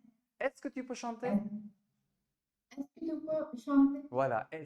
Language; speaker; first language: French; non-native, fluent; Hindi